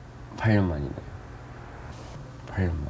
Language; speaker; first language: Korean; early bilingual, other home language; Urdu